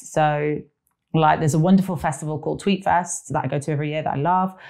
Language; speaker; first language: English; native; English